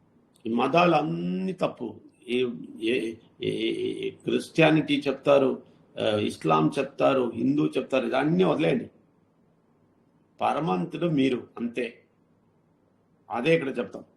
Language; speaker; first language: Telugu; non-native, learner; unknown